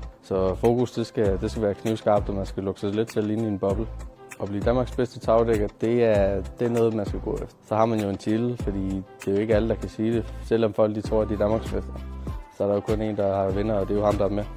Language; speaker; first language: Danish; native; Danish